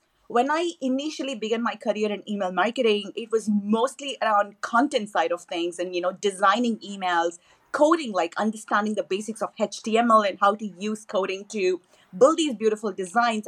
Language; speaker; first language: English; non-native, local second language; Tamil